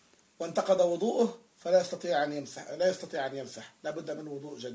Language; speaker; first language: Arabic; native; Arabic